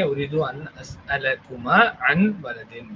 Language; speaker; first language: Arabic; non-native, fluent; Tamil